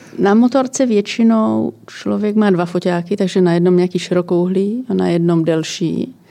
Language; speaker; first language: Czech; native; Czech